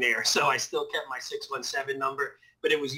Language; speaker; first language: English; native; English